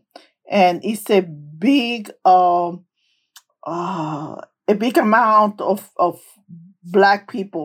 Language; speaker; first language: English; non-native, fluent; Spanish